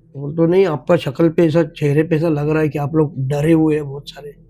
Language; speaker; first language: Hindi; non-native, local second language; Marathi